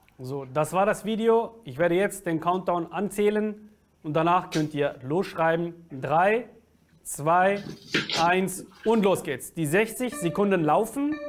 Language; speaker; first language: German; native; German